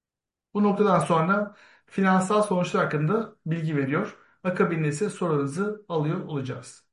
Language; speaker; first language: Turkish; native; Turkish